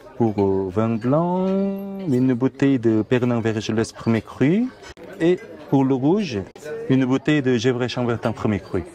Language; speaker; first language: French; non-native, learner; Korean